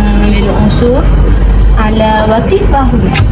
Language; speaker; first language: Arabic; non-native, learner; Malay